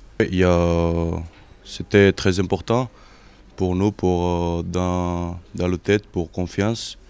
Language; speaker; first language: French; non-native, learner; Georgian